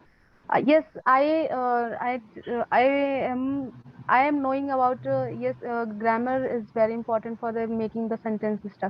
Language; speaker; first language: English; non-native, learner; Hindi